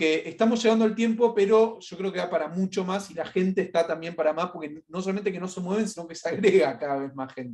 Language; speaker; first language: Spanish; native; Spanish